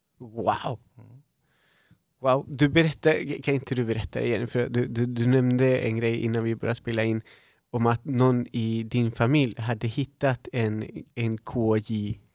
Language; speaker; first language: Swedish; non-native, fluent; Spanish